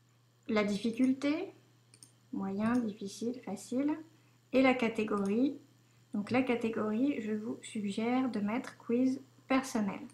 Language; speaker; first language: French; native; French